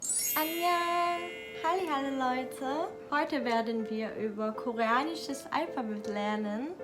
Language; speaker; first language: German; non-native, learner; Korean